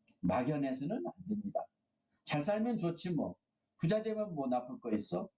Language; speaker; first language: Korean; native; Korean